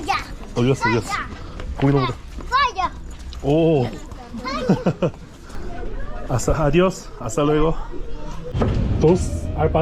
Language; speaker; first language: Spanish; non-native, learner; Korean